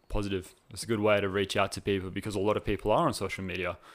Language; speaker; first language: English; native; English